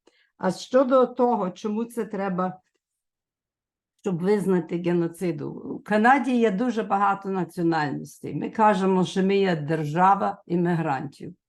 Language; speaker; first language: Ukrainian; early bilingual, heritage; Ukrainian